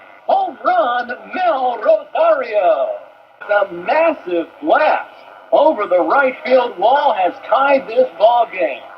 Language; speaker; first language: English; native; English